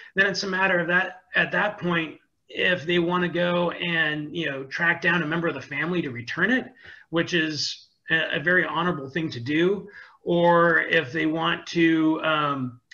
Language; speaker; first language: English; native; English